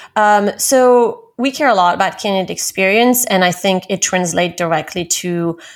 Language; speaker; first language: English; non-native, fluent; French